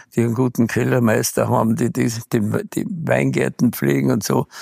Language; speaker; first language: German; native; German